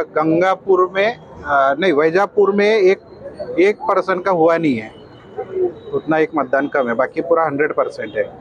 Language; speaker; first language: Hindi; non-native, local second language; Marathi